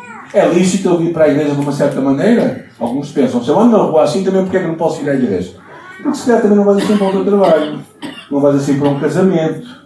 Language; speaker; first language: Portuguese; native; Portuguese